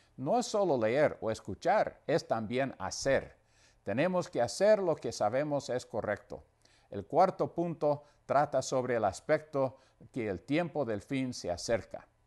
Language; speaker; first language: Spanish; non-native, fluent; English